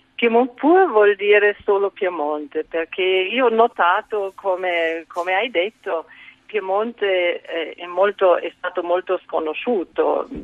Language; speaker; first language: Italian; non-native, fluent; German